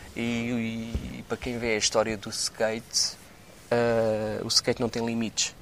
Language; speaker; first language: Portuguese; native; Portuguese